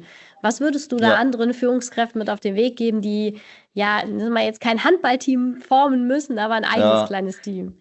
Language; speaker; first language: German; native; German